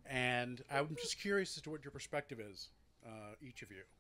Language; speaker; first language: English; native; English